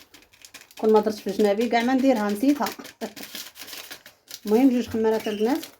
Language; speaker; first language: Arabic; native; Arabic